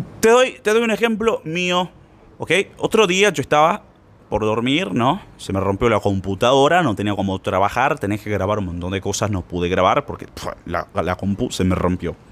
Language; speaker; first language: Spanish; non-native, fluent; Portuguese